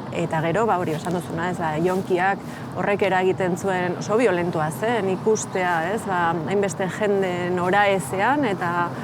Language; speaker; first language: Basque; non-native, local second language; Spanish